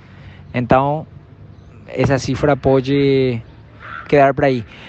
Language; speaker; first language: Portuguese; non-native, learner; Spanish